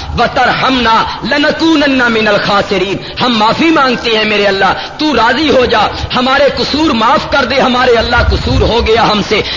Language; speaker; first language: Urdu; non-native, local second language; Punjabi